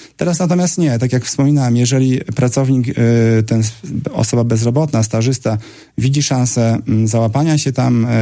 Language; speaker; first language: Polish; native; Polish